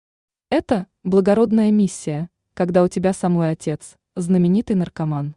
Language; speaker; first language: Russian; native; Russian